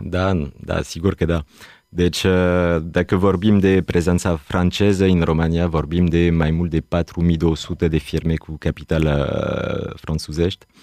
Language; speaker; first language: Romanian; non-native, fluent; French